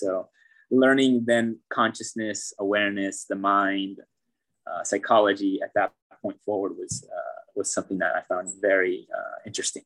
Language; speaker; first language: English; native; English